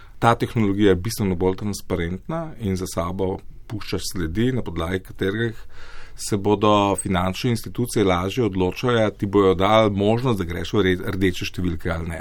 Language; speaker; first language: Slovenian; native; Slovenian